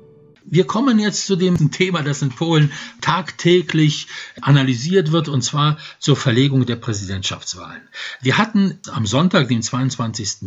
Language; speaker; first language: German; non-native, fluent; Polish